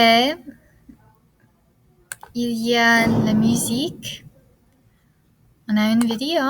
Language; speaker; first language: French; non-native, fluent; English